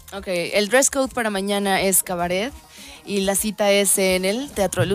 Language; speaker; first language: Spanish; native; Spanish